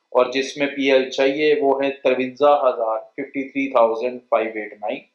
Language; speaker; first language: Hindi; non-native, local second language; Punjabi